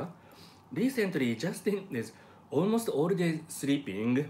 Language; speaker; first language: English; non-native, learner; Japanese